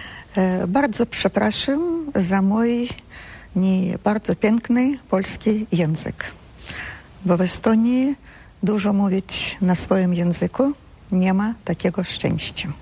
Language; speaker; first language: Polish; early bilingual, heritage; Polish